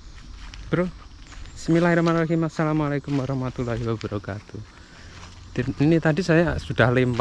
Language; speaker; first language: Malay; non-native, local second language; Javanese